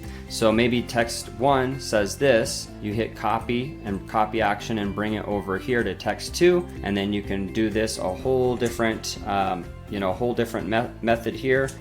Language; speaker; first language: English; native; English